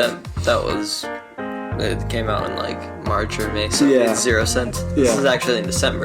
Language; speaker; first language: English; native; English